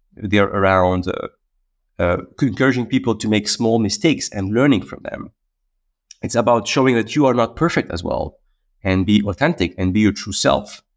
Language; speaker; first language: English; non-native, fluent; Arabic